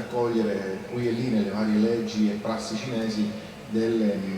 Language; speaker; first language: Italian; native; Italian